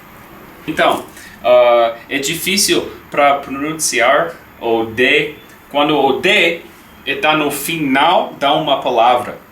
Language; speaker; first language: Portuguese; non-native, learner; English